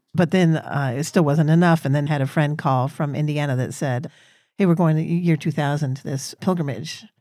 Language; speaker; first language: English; native; English